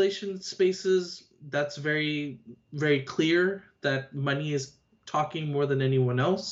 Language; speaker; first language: English; native; English